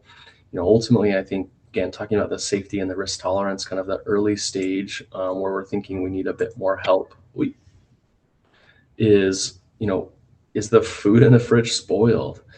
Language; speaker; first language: English; native; English